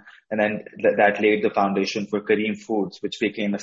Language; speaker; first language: English; non-native, local second language; Urdu